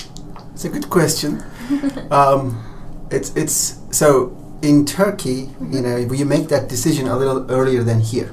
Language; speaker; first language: English; non-native, fluent; Turkish